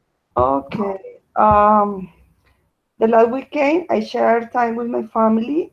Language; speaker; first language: English; non-native, learner; Spanish